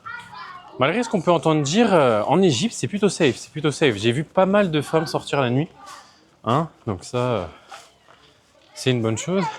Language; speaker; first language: French; native; French